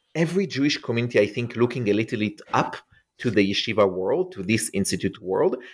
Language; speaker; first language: English; non-native, fluent; Hebrew